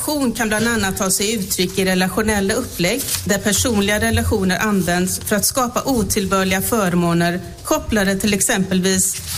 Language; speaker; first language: Swedish; native; Swedish